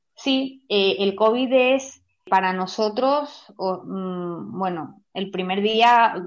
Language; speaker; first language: Spanish; native; Spanish